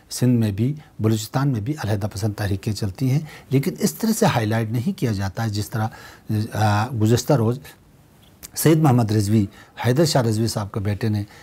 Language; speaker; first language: Urdu; non-native, local second language; Shina